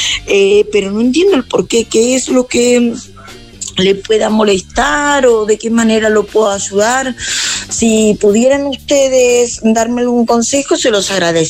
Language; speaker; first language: Spanish; native; Spanish